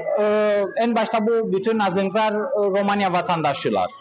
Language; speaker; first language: Turkish; non-native, learner; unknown